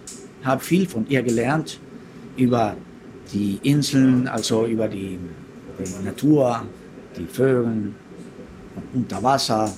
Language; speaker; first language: German; non-native, fluent; Spanish